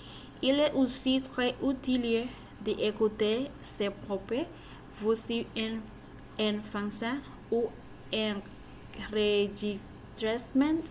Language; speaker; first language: French; non-native, learner; Spanish